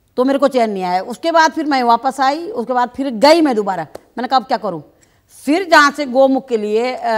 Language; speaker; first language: Hindi; native; Hindi